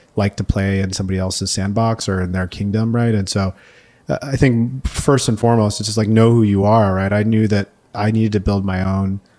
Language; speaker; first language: English; native; English